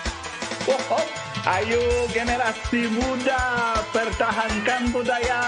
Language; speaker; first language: Indonesian; non-native, learner; Portuguese